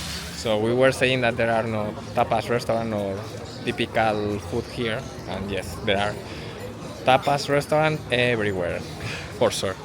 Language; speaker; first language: English; non-native, fluent; Spanish